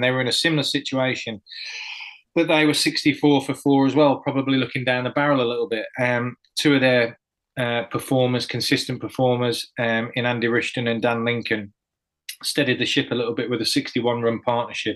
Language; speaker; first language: English; native; English